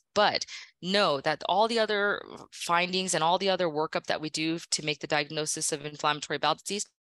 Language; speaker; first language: English; native; English